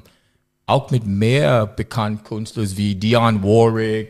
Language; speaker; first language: German; non-native, learner; English